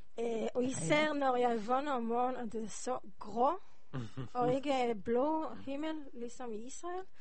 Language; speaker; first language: Danish; non-native, learner; Hebrew